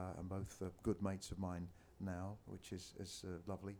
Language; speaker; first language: English; native; English